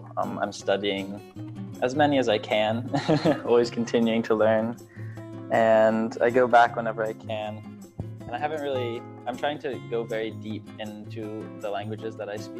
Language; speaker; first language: English; native; English